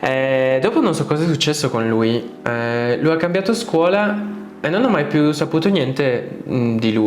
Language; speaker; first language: Italian; non-native, fluent; Spanish